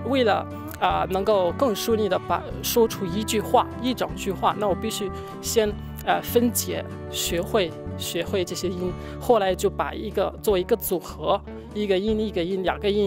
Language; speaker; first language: Chinese; non-native, fluent; Arabic